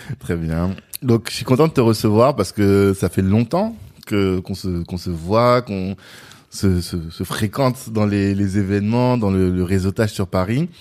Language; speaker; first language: French; native; French